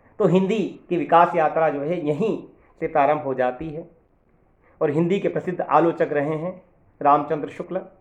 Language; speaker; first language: Hindi; native; Hindi